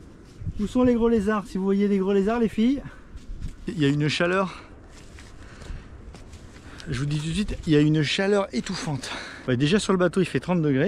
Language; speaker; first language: French; native; French